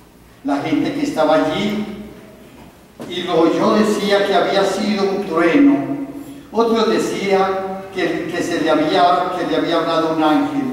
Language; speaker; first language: Spanish; native; Spanish